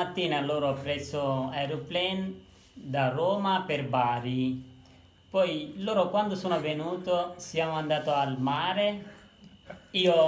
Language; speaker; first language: Italian; non-native, learner; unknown